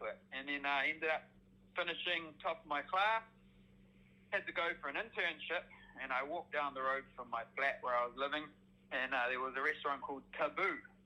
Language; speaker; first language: English; native; English